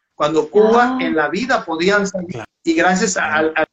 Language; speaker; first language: Spanish; native; Spanish